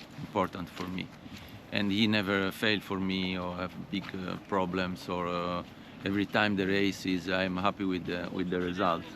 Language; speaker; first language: English; non-native, fluent; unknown